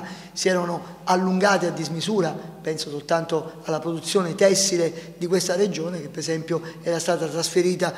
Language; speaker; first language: Italian; native; Italian